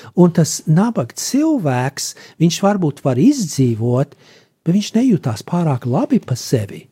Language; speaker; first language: Latvian; early bilingual, heritage; Latvian